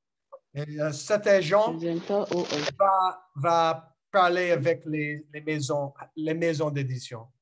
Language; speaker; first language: French; non-native, learner; English